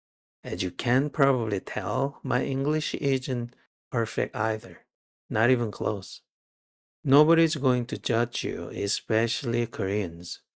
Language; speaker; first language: English; non-native, fluent; Korean